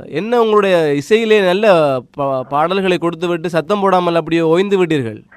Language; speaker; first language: Tamil; native; Tamil